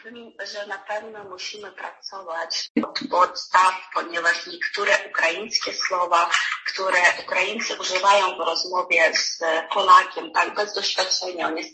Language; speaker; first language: Polish; non-native, fluent; Ukrainian